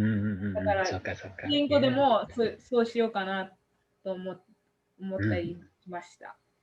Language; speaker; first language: Japanese; non-native, fluent; English